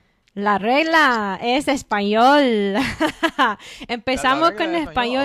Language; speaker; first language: Spanish; non-native, fluent; English